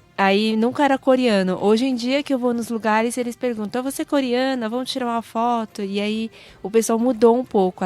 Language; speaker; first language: Portuguese; early bilingual, other home language; Korean